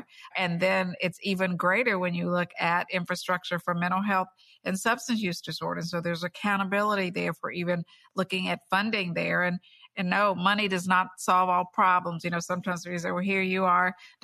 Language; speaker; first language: English; native; English